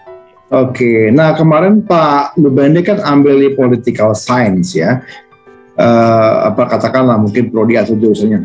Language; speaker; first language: Indonesian; native; Indonesian